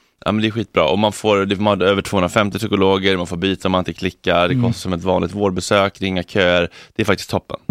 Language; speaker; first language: Swedish; native; Swedish